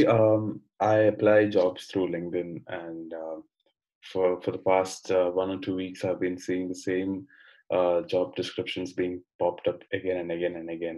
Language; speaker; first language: English; non-native, local second language; Malayalam